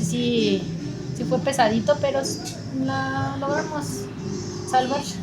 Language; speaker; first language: Spanish; native; Spanish